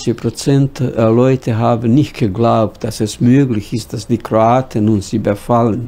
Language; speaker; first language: German; non-native, fluent; Bosnian